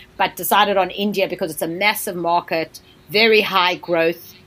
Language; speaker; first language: English; native; English